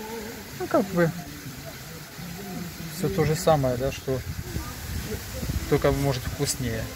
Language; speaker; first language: Russian; native; Russian